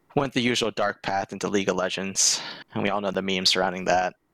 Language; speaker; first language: English; early bilingual, other home language; Korean